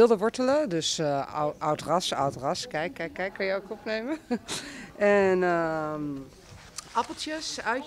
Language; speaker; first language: Dutch; native; Dutch